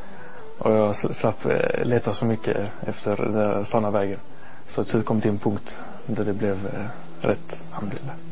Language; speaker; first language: Swedish; non-native, learner; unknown